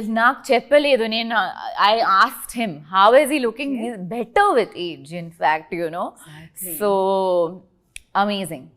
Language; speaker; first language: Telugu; non-native, learner; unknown